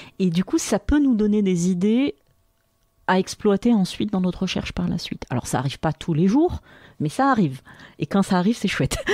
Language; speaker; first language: French; non-native, local second language; Arabic